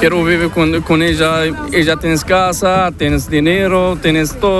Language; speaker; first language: Spanish; non-native, learner; Arabic